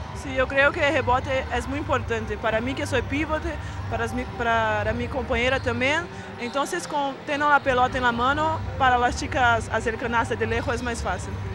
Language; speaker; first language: Spanish; non-native, learner; Portuguese